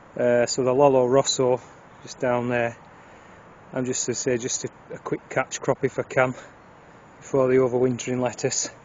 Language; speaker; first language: English; native; English